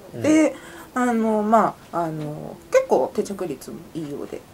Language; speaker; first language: Japanese; native; Japanese